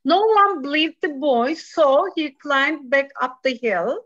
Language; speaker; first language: English; non-native, fluent; Turkish